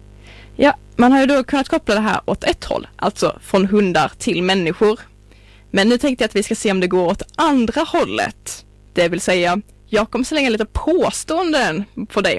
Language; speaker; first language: Swedish; native; Swedish